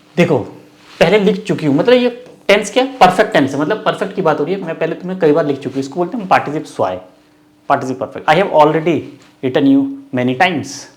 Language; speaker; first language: Hindi; native; Hindi